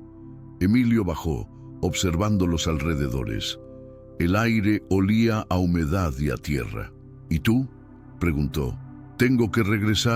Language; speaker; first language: Spanish; native; Spanish